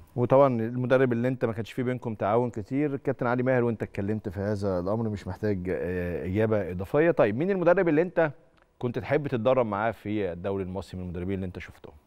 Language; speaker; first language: Arabic; native; Arabic